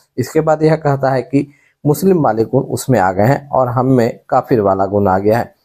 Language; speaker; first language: Hindi; native; Hindi